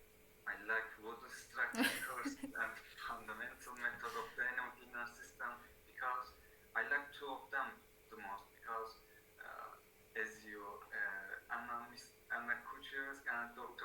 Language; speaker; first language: English; non-native, learner; Turkish